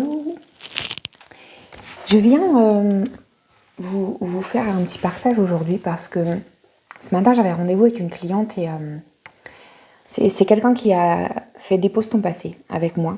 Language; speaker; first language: French; native; French